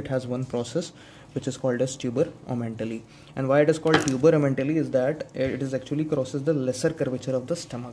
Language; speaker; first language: English; non-native, local second language; Hindi